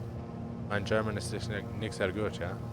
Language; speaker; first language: German; non-native, learner; English